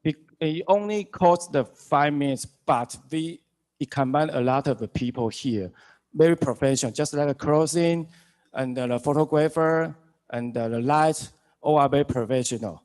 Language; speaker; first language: English; non-native, learner; Chinese